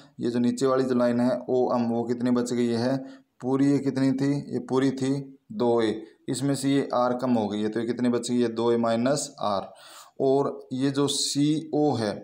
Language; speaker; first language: Hindi; native; Hindi